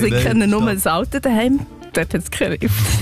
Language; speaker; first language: German; native; German